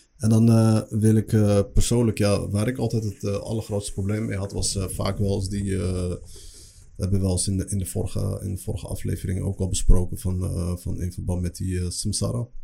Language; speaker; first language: Dutch; early bilingual, other home language; Arabic